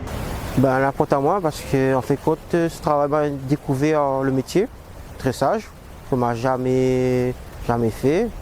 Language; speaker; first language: French; non-native, local second language; Réunion Creole French